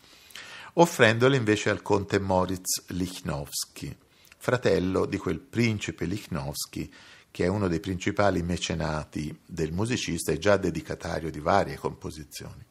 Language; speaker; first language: Italian; native; Italian